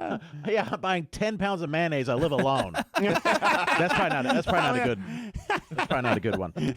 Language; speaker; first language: English; native; English